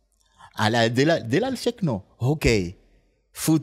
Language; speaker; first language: Czech; non-native, fluent; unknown